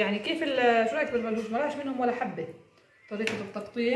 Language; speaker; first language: Arabic; native; Arabic